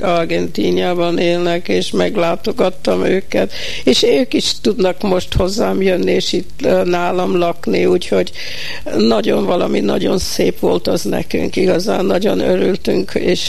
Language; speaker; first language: Hungarian; early bilingual, heritage; Hungarian